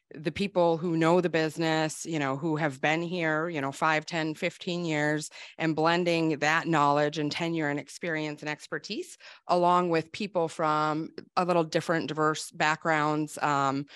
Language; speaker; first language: English; native; English